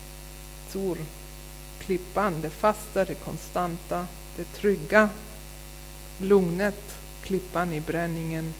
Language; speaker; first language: Swedish; non-native, fluent; German